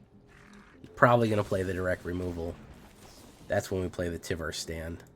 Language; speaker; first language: English; native; English